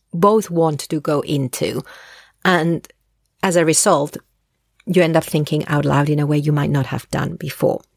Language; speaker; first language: English; early bilingual, other home language; Spanish